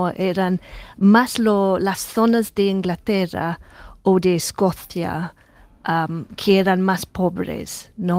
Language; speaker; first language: Spanish; non-native, fluent; English